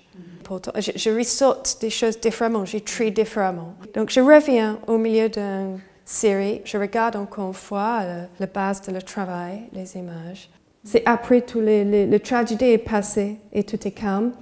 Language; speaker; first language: French; non-native, fluent; English